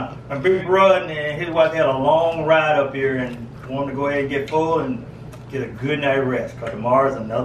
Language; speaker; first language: English; native; English